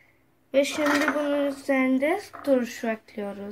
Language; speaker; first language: Turkish; non-native, learner; Urdu